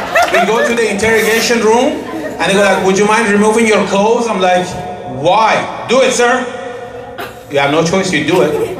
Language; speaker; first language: English; non-native, fluent; Persian